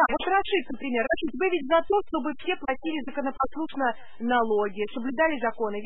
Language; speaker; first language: Russian; native; Russian